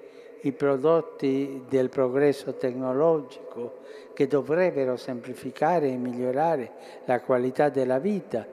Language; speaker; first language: Italian; early bilingual, heritage; Spanish